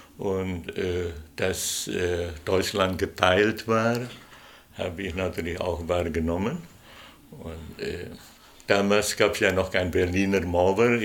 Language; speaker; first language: German; non-native, fluent; Indonesian